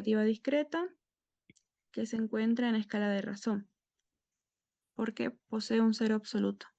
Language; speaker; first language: Spanish; native; Spanish